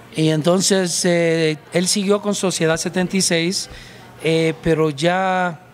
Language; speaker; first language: Spanish; early bilingual, heritage; Spanish